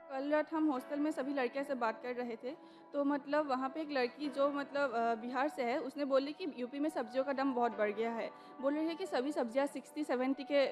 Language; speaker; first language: Hindi; non-native, local second language; Assamese